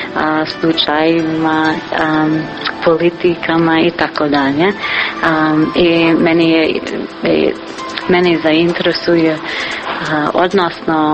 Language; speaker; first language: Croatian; non-native, learner; English